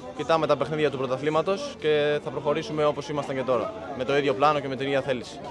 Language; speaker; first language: Greek; native; Greek